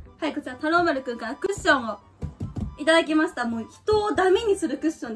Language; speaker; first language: Japanese; native; Japanese